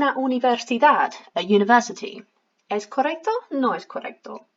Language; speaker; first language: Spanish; non-native, fluent; English